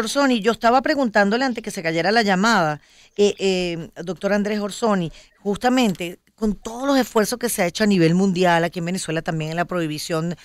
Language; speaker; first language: Spanish; native; Spanish